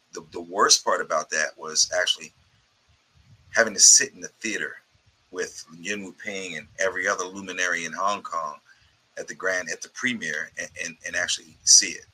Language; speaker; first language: English; native; English